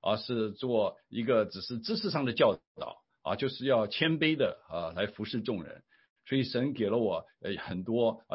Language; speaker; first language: Chinese; native; Chinese